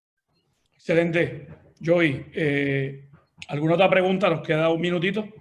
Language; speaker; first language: Spanish; native; Spanish